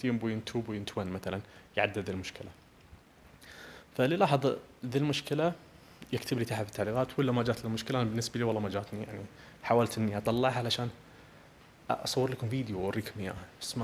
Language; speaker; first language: Arabic; native; Arabic